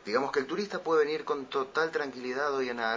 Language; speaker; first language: Spanish; native; Spanish